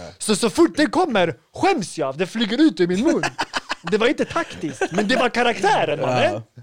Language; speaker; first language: Swedish; early bilingual, other home language; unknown